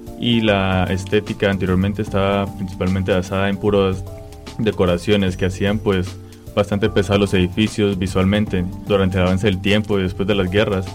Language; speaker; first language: Spanish; native; Spanish